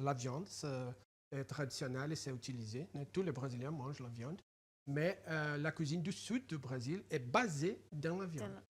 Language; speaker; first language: French; non-native, fluent; Portuguese